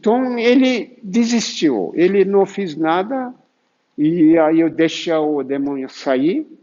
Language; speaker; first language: Portuguese; non-native, fluent; Turkish